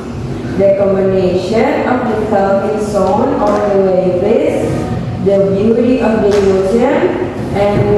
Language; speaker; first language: English; non-native, learner; Indonesian